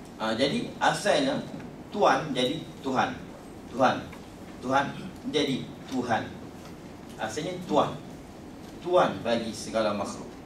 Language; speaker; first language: Malay; native; Malay